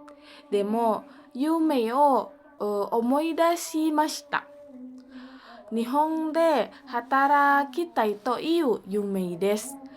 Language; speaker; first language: Japanese; non-native, learner; Indonesian